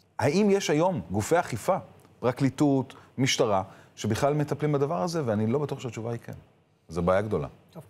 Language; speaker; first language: Hebrew; native; Hebrew